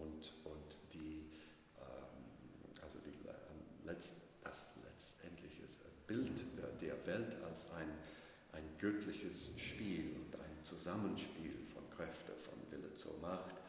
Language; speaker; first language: German; non-native, fluent; English